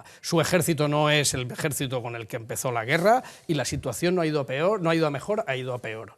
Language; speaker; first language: Spanish; native; Spanish